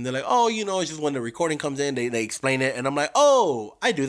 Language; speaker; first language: English; native; English